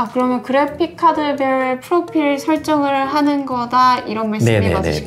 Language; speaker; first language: Korean; native; Korean